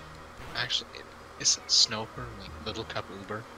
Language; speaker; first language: English; native; English